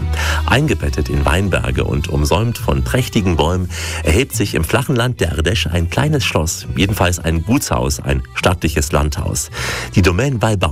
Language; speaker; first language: German; native; German